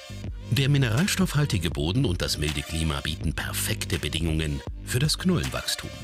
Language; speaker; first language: German; native; German